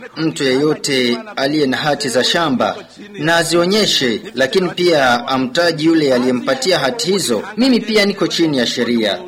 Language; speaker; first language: Swahili; non-native, local second language; Rundi